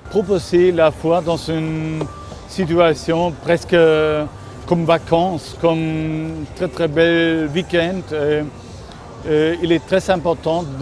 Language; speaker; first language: French; non-native, fluent; German